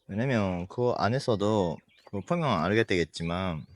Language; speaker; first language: Korean; non-native, learner; Japanese